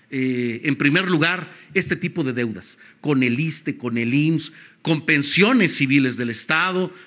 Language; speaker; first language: Spanish; native; Spanish